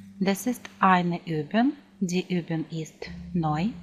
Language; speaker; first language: German; non-native, fluent; Ukrainian